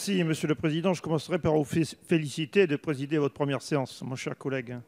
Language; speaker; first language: French; native; French